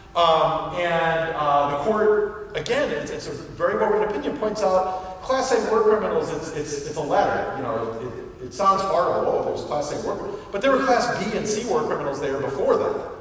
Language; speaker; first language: English; native; English